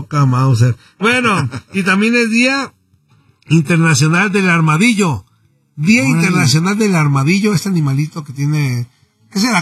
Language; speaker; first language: Spanish; native; Spanish